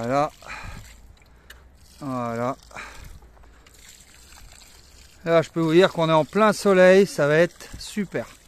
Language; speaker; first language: French; native; French